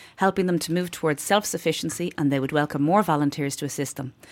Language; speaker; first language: English; native; English